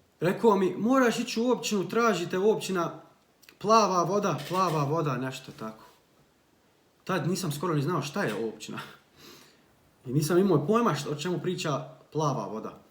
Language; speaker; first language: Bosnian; early bilingual, heritage; Bosnian